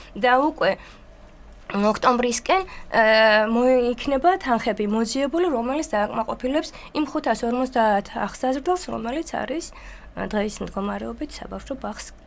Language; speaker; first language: Georgian; native; Georgian